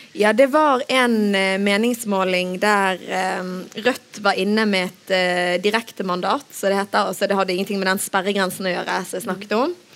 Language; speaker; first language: Norwegian; native; Norwegian